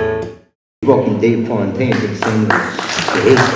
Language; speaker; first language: English; native; English